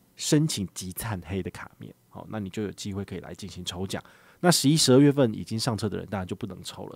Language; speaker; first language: Chinese; native; Chinese